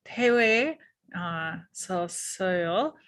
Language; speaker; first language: Korean; non-native, learner; English